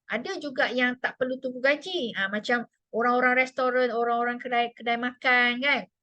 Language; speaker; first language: Malay; non-native, local second language; Chinese